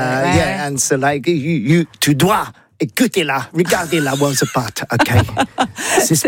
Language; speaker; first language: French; non-native, learner; English